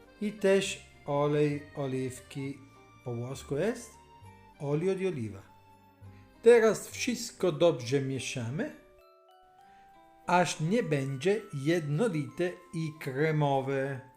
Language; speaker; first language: Polish; non-native, learner; Italian